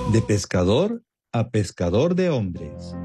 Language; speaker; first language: Spanish; native; Spanish